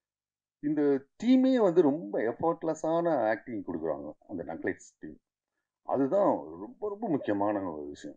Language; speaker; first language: Tamil; native; Tamil